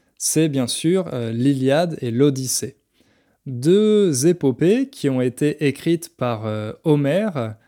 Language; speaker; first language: French; native; French